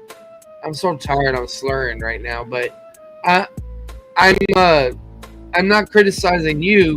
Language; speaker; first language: English; native; English